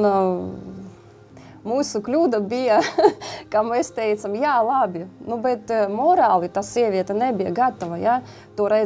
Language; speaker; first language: Latvian; non-native, local second language; Russian